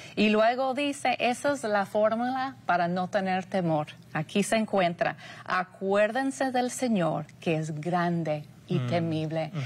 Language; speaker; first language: Spanish; non-native, fluent; English